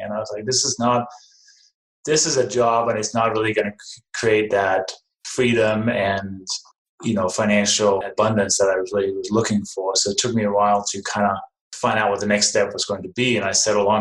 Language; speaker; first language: English; non-native, fluent; Danish